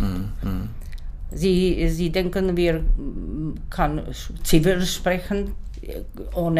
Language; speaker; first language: German; non-native, learner; Czech